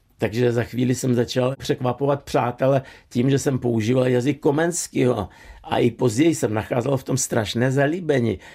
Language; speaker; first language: Czech; non-native, fluent; Russian